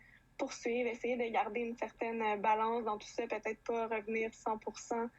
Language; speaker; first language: French; native; French